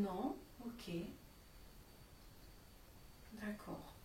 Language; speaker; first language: French; native; French